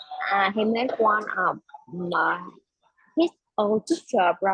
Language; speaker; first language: English; non-native, learner; Vietnamese